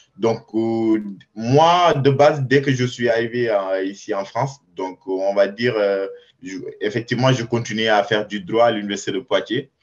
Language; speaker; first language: French; non-native, local second language; Wolof